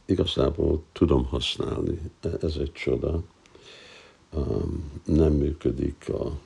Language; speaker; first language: Hungarian; non-native, fluent; English